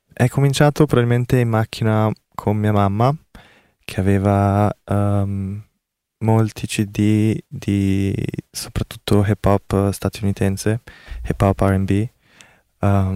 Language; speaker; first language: Italian; early bilingual, other home language; Korean